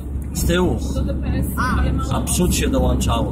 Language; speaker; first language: Polish; native; Polish